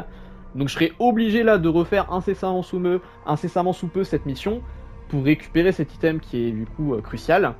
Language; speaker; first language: French; native; French